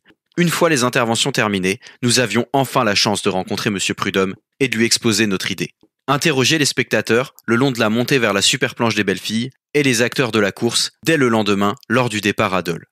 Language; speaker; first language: French; native; French